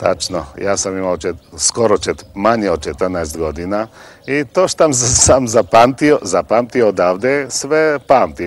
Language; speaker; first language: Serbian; non-native, local second language; Slovak